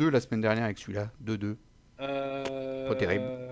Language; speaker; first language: French; native; French